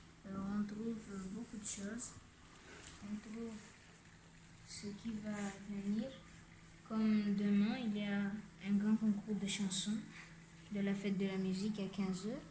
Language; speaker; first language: French; non-native, local second language; Comorian